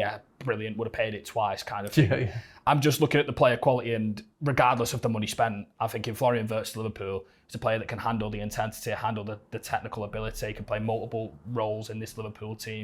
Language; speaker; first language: English; native; English